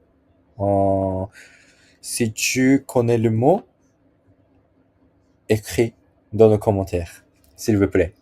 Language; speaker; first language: French; non-native, learner; Japanese